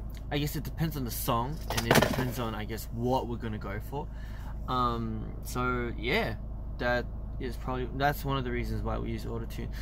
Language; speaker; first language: English; early bilingual, other home language; Korean